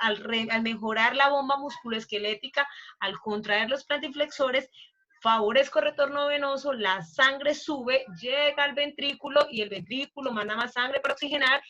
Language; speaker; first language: Spanish; native; Spanish